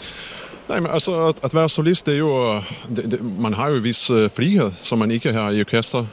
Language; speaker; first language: Danish; non-native, fluent; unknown